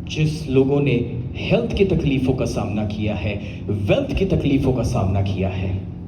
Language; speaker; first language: Hindi; non-native, local second language; Gujarati